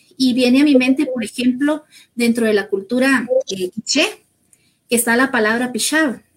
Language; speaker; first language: Spanish; native; Spanish